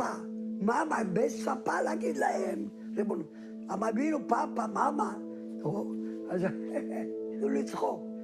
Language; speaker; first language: Hebrew; non-native, fluent; Ladino